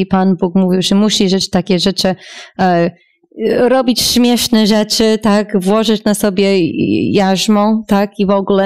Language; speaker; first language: Polish; non-native, fluent; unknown